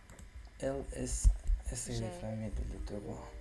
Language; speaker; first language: French; non-native, learner; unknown